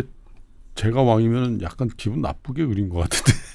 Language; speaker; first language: Korean; native; Korean